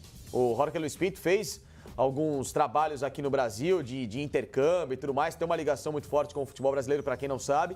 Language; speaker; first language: Portuguese; native; Portuguese